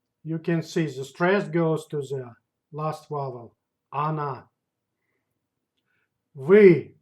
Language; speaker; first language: English; non-native, fluent; Russian